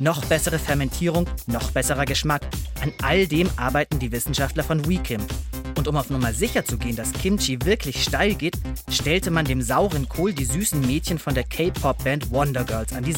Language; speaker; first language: German; native; German